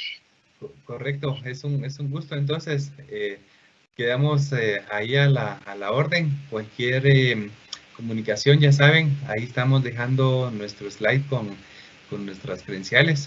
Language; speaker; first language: Spanish; native; Spanish